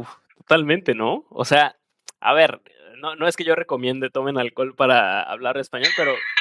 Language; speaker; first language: Spanish; native; Spanish